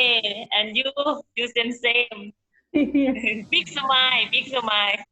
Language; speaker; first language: English; non-native, learner; Thai